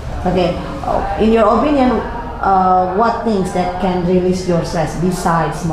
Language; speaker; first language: English; non-native, learner; Indonesian